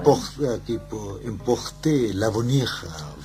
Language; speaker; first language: French; non-native, fluent; Bangla